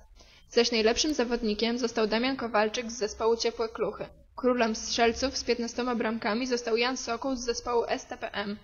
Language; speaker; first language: Polish; native; Polish